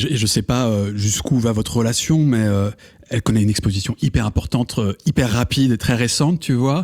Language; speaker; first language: French; native; French